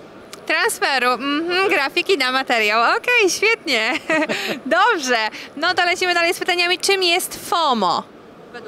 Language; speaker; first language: Polish; native; Polish